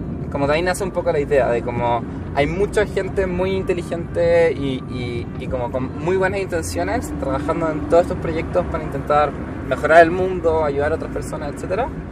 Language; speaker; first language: Spanish; native; Spanish